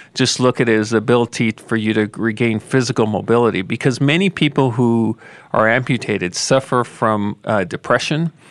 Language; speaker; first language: English; native; English